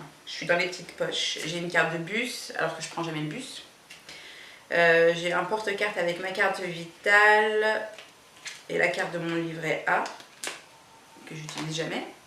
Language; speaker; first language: French; native; French